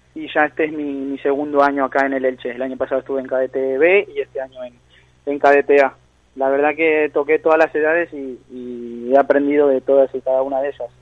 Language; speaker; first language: Spanish; native; Spanish